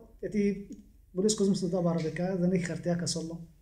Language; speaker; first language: Greek; non-native, learner; Arabic